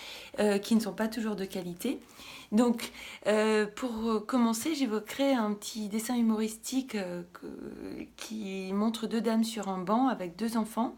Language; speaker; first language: French; native; French